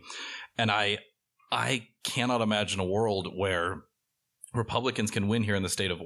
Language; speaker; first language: English; native; English